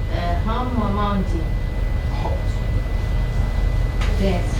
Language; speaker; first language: English; non-native, learner; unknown